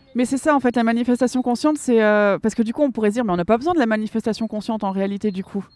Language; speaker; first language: French; native; French